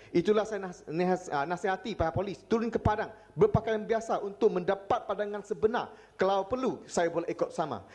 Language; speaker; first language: Malay; non-native, local second language; Chinese